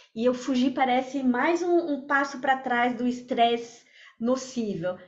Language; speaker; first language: Portuguese; early bilingual, other home language; French